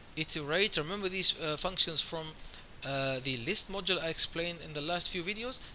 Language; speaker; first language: English; non-native, fluent; Arabic